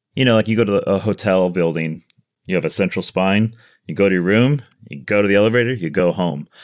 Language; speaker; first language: English; native; English